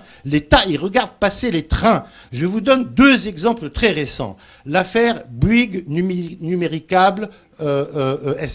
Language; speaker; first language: French; native; French